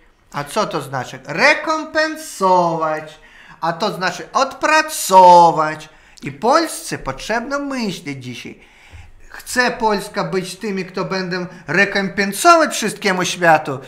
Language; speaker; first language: Polish; non-native, learner; Russian